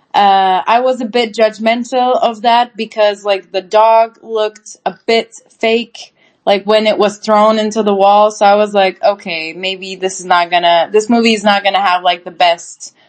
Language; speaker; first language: English; non-native, fluent; Turkish